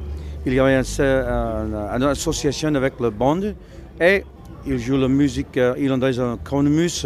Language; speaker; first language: French; non-native, learner; English